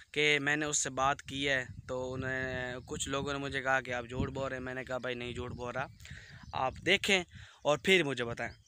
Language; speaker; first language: Urdu; non-native, local second language; Punjabi